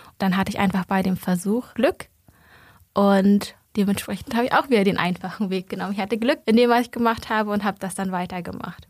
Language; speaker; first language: German; early bilingual, other home language; Vietnamese